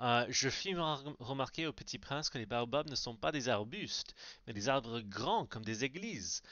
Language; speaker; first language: French; non-native, fluent; English